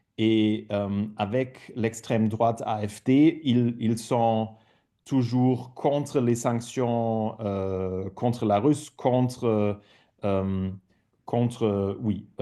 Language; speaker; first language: French; non-native, fluent; German